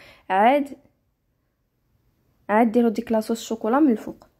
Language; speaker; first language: Arabic; native; Arabic